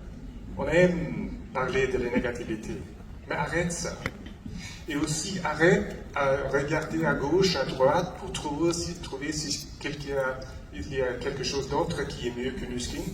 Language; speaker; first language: French; non-native, fluent; English